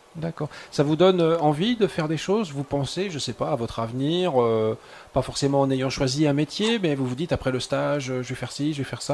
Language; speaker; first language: French; native; French